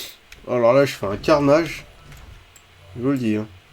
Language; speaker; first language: French; native; French